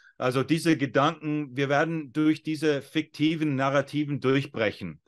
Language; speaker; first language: German; non-native, fluent; English